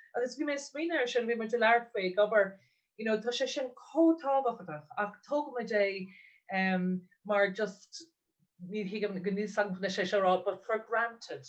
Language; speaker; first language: Irish; non-native, local second language; English